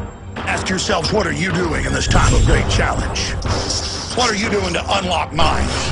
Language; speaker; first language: English; native; English